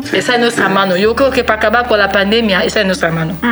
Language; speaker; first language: Spanish; non-native, fluent; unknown